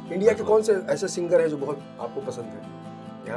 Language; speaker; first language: Hindi; native; Hindi